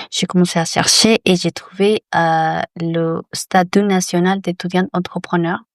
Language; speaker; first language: French; non-native, fluent; Spanish